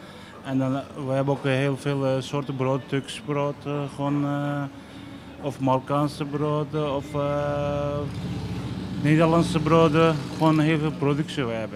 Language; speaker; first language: Dutch; non-native, learner; Turkish